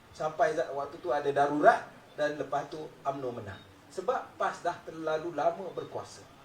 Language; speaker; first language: Malay; native; Malay